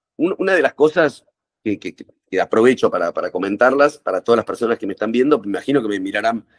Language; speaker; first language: Spanish; native; Spanish